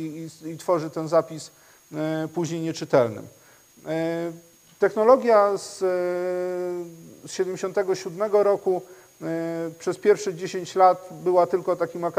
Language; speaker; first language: Polish; native; Polish